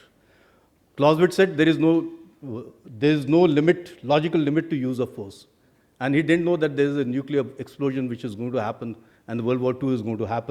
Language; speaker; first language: English; non-native, local second language; Hindi